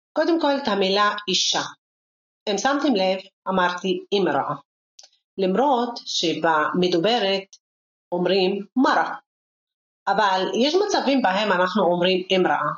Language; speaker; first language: Hebrew; non-native, local second language; Arabic